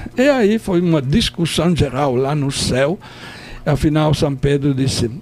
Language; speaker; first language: Portuguese; non-native, fluent; Italian